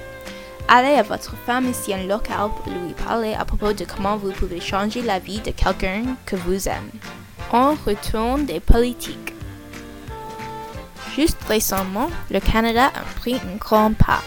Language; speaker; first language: French; non-native, learner; English